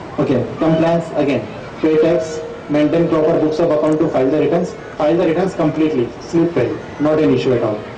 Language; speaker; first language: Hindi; non-native, local second language; Sindhi